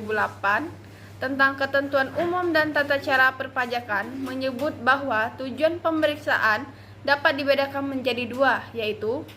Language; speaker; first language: Indonesian; native; Indonesian